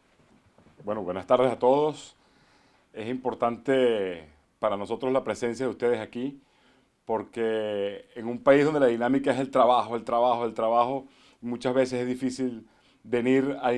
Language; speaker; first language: Spanish; native; Spanish